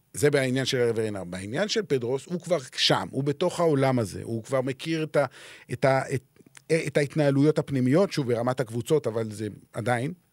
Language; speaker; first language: Hebrew; native; Hebrew